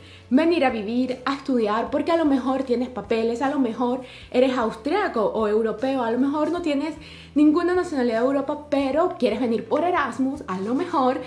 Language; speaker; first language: Spanish; native; Spanish